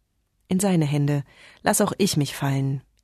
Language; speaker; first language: German; native; German